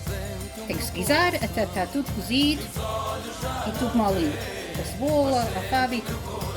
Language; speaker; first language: Portuguese; early bilingual, heritage; Portuguese